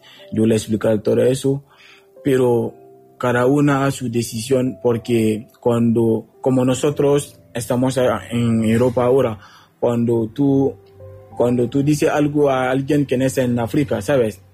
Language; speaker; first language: Spanish; non-native, learner; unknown